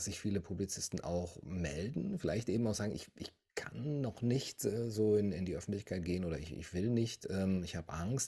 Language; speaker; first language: German; native; German